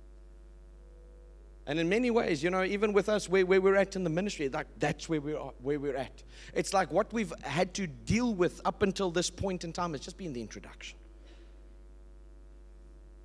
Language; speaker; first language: English; native; English